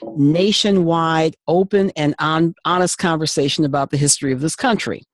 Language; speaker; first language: English; native; English